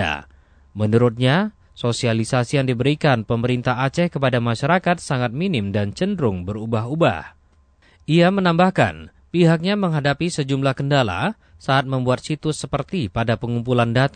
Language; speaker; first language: Indonesian; native; Indonesian